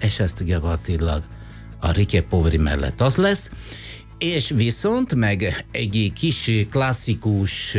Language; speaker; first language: Hungarian; non-native, fluent; Italian